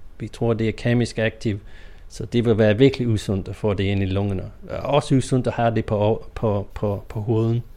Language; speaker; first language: Danish; non-native, fluent; English